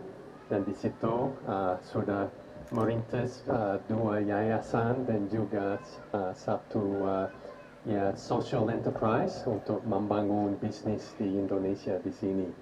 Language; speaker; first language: Indonesian; non-native, fluent; English